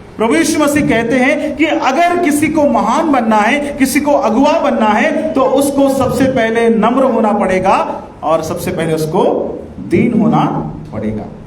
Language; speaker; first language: Hindi; non-native, local second language; Marathi